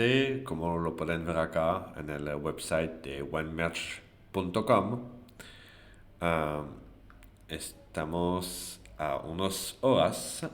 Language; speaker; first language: Spanish; non-native, fluent; French